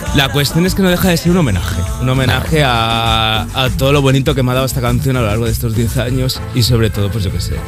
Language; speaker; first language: Spanish; native; Spanish